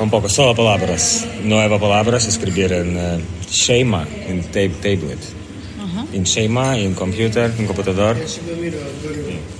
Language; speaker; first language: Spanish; non-native, learner; Ukrainian